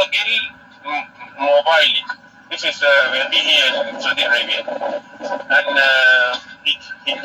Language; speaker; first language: English; non-native, learner; Arabic